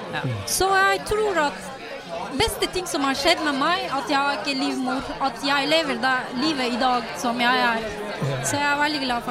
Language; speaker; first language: Norwegian; non-native, fluent; Turkish